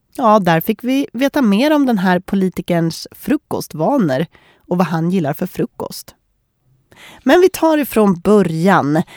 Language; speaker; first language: Swedish; native; Swedish